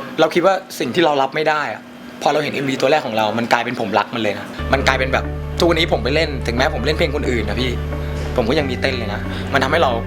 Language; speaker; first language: Thai; native; Thai